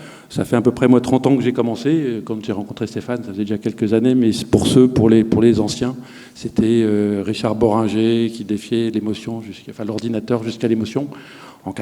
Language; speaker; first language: French; native; French